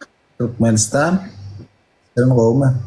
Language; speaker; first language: Russian; non-native, learner; Turkmen